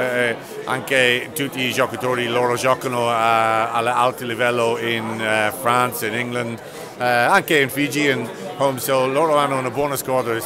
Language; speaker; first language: Italian; non-native, learner; English